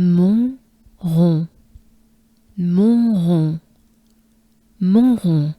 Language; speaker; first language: French; native; French